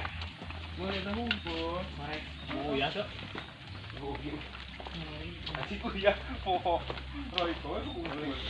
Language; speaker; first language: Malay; non-native, local second language; Sundanese